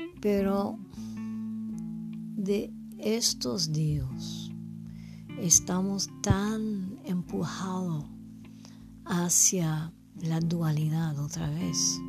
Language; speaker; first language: Spanish; non-native, fluent; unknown